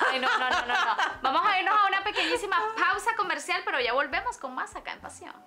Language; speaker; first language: Spanish; native; Spanish